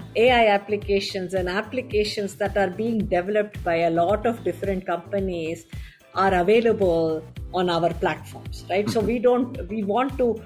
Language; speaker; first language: English; non-native, local second language; Tamil